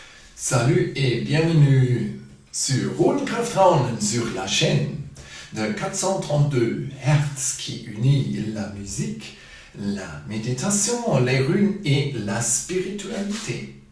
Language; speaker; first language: French; non-native, fluent; German